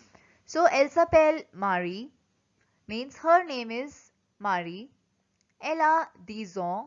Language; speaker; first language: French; non-native, fluent; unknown